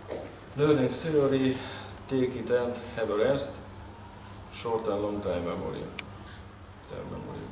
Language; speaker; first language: English; non-native, learner; Hungarian